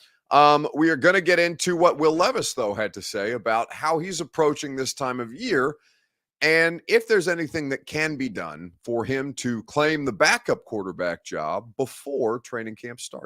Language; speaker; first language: English; native; English